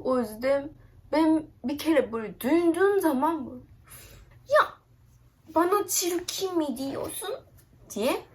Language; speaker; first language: Turkish; non-native, learner; Japanese